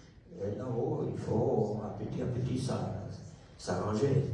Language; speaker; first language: French; non-native, local second language; Italian